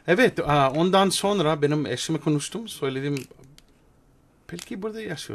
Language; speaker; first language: Turkish; non-native, learner; English